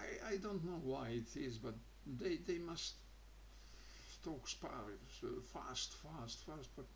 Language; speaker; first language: English; non-native, learner; Croatian